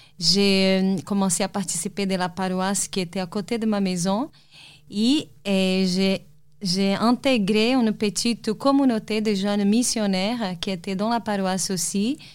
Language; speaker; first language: French; non-native, fluent; Portuguese